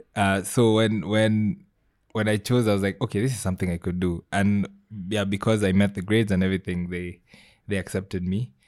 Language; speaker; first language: English; non-native, local second language; Gusii